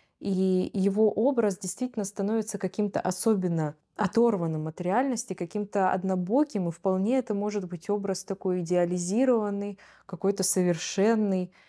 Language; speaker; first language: Russian; native; Russian